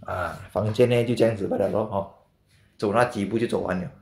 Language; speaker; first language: Chinese; native; Chinese